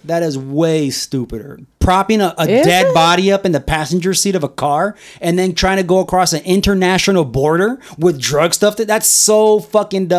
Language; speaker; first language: English; early bilingual, other home language; Spanish